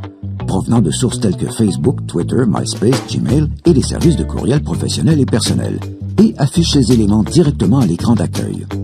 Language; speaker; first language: French; native; French